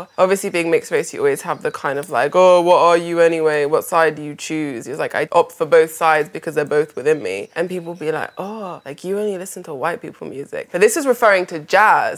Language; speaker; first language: English; native; English